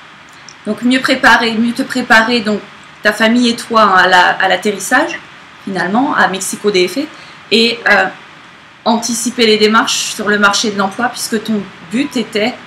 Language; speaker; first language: French; native; French